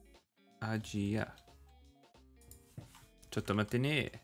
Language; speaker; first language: Japanese; non-native, learner; English